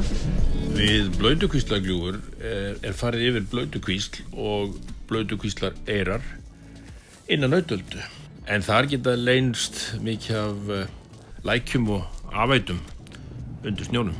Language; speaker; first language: Icelandic; native; Icelandic